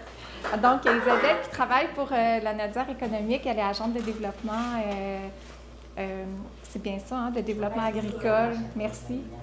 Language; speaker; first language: French; native; French